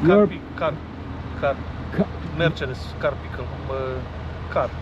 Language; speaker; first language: English; non-native, learner; Romanian